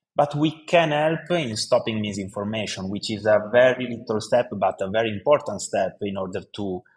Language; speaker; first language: English; non-native, fluent; Italian